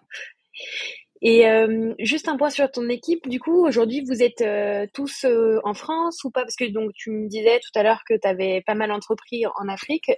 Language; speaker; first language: French; native; French